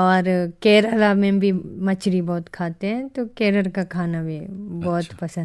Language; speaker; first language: Hindi; non-native, fluent; Japanese